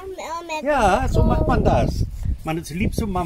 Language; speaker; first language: German; native; German